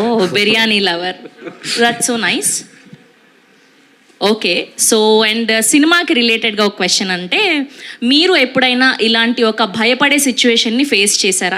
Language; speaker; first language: Telugu; native; Telugu